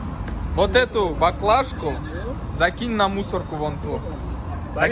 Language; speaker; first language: Russian; non-native, fluent; Turkmen